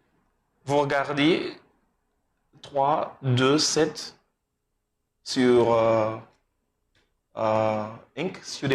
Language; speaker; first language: French; non-native, fluent; English